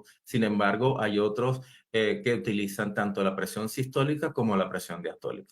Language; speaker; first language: Spanish; native; Spanish